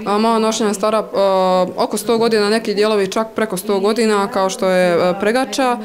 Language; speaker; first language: Bosnian; native; Bosnian